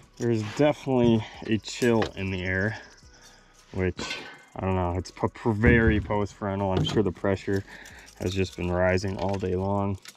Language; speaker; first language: English; native; English